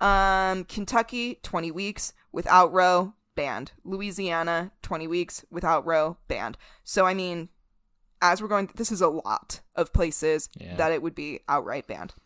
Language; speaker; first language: English; native; English